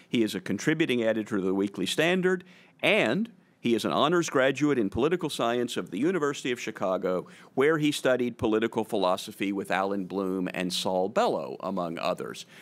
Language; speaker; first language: English; native; English